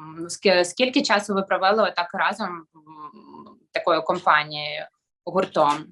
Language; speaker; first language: Ukrainian; native; Ukrainian